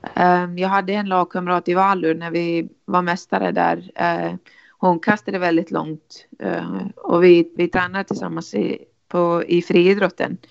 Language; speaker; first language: Swedish; non-native, fluent; Icelandic